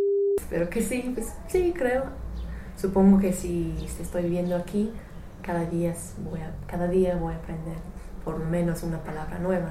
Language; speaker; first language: Spanish; non-native, fluent; English